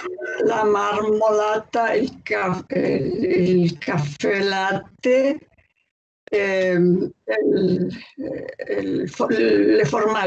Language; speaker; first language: Italian; non-native, learner; Spanish